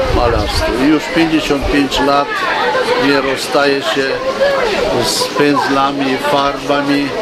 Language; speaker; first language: Polish; non-native, fluent; Armenian